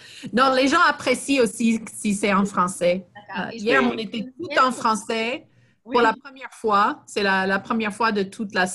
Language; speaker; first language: French; non-native, fluent; English